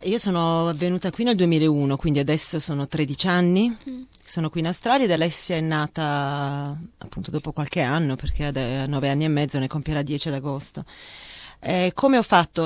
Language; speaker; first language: Italian; native; Italian